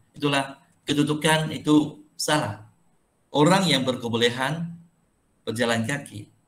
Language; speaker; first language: Malay; non-native, local second language; Chinese